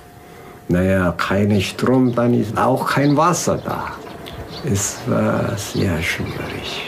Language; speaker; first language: German; non-native, fluent; Korean